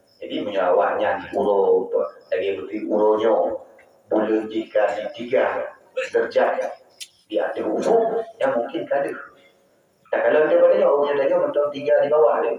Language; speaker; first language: Malay; non-native, local second language; Achinese